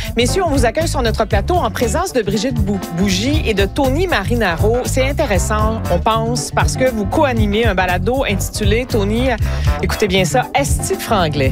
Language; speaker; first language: French; native; French